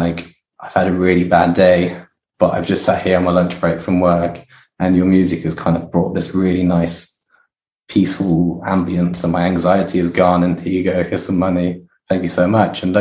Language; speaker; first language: English; native; English